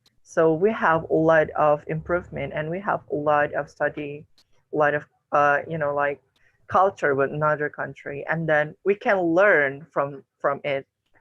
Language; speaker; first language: English; non-native, learner; Indonesian